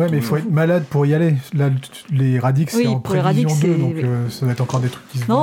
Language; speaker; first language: French; native; French